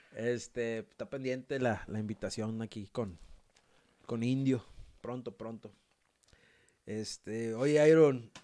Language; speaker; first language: Spanish; native; Spanish